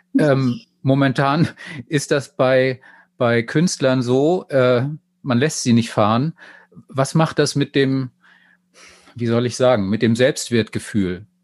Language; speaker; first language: German; native; German